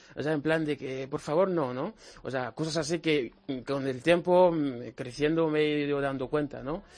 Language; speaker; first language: Spanish; non-native, fluent; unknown